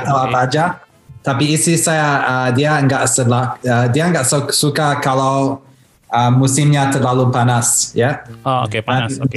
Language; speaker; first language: Indonesian; early bilingual, heritage; Indonesian